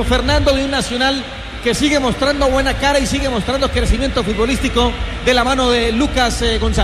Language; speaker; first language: Spanish; native; Spanish